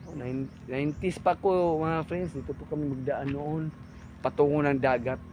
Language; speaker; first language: Filipino; non-native, local second language; Cebuano